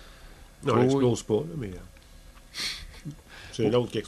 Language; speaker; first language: French; native; French